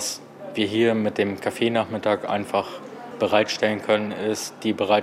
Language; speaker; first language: German; native; German